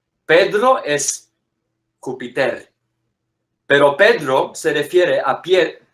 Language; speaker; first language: Spanish; non-native, fluent; English